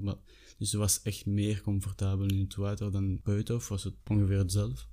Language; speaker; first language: Dutch; non-native, learner; French